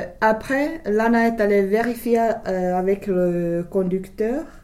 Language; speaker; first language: French; non-native, learner; English